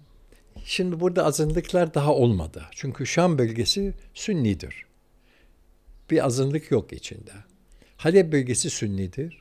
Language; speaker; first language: Turkish; early bilingual, heritage; Turkish